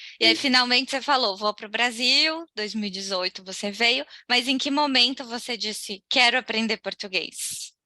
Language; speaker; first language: Portuguese; native; Portuguese